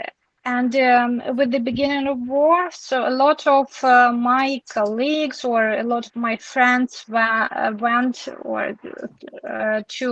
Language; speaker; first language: English; non-native, learner; Ukrainian